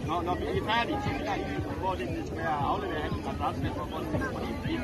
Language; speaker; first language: Danish; non-native, learner; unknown